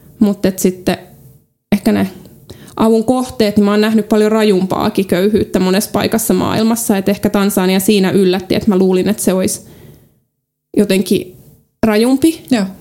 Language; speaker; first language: Finnish; native; Finnish